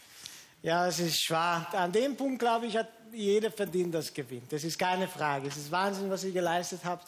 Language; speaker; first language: German; non-native, fluent; Hungarian